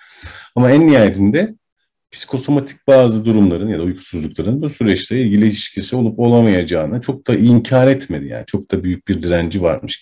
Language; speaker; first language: Turkish; native; Turkish